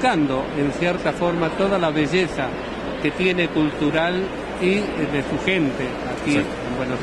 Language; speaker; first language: Spanish; native; Spanish